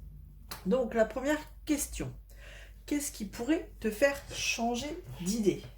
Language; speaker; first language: French; native; French